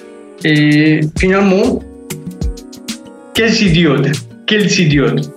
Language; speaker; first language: French; non-native, fluent; Spanish